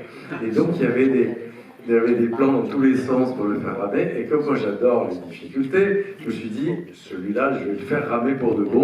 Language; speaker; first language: French; native; French